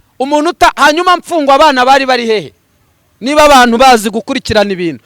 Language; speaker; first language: Kinyarwanda; native; Kinyarwanda